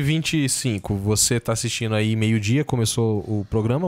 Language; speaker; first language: Portuguese; native; Portuguese